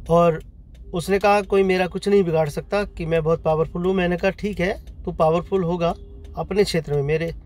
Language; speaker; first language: Hindi; native; Hindi